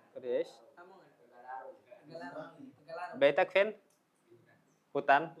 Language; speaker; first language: Arabic; non-native, fluent; Indonesian